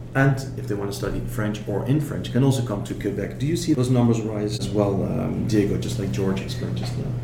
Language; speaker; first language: English; non-native, fluent; Dutch